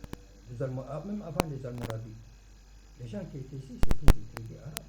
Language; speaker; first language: French; non-native, local second language; Arabic